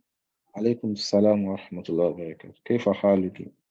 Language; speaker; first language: Arabic; non-native, fluent; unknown